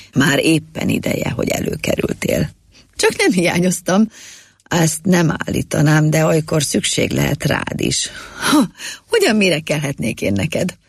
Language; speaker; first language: Hungarian; native; Hungarian